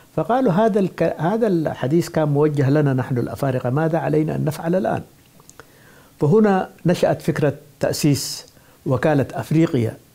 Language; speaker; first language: Arabic; non-native, fluent; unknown